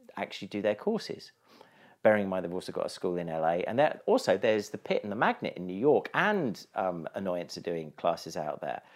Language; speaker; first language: English; native; English